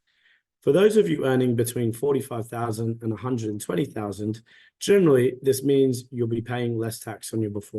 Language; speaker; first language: English; native; English